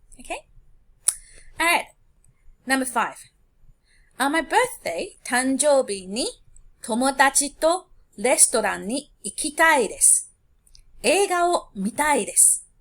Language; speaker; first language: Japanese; non-native, fluent; English